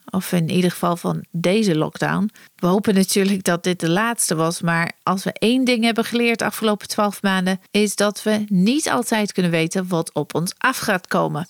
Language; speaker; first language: Dutch; non-native, fluent; English